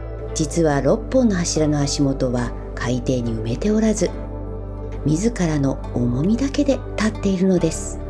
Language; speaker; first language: Japanese; native; Japanese